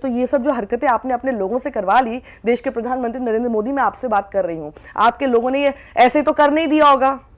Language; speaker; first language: Hindi; native; Hindi